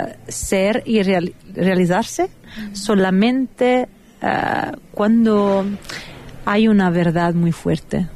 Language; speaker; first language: Spanish; non-native, fluent; Italian